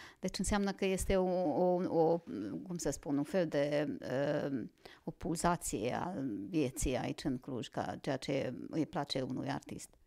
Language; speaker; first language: Romanian; non-native, local second language; Hungarian